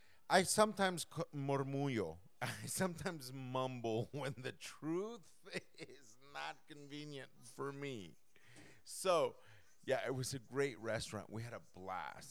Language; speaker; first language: English; early bilingual, other home language; Spanish